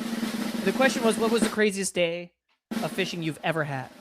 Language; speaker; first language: English; native; English